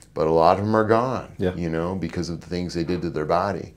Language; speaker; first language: English; native; English